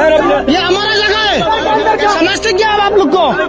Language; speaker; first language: Hindi; non-native, learner; Bangla